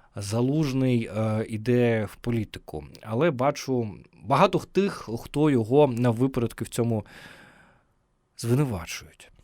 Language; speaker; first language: Ukrainian; native; Ukrainian